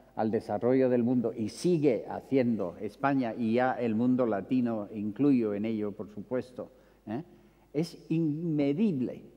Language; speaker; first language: Spanish; non-native, fluent; English